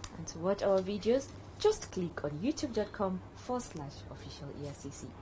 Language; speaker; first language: English; non-native, local second language; Hausa